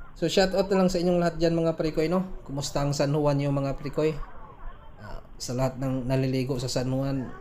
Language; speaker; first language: Filipino; non-native, local second language; Cebuano